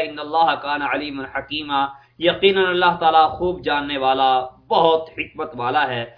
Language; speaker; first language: Urdu; non-native, local second language; Punjabi